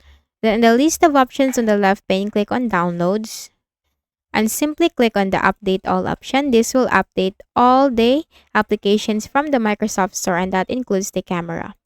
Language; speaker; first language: English; non-native, local second language; Filipino